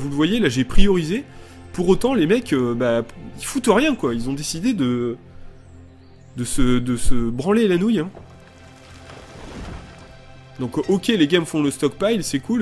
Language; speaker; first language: French; native; French